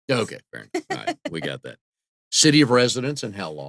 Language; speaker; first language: English; native; English